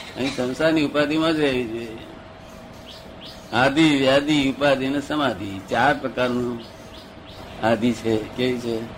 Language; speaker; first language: Gujarati; native; Gujarati